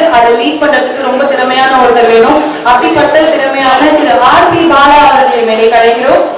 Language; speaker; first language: Tamil; native; Tamil